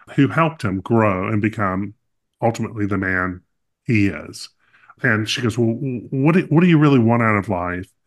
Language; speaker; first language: English; native; English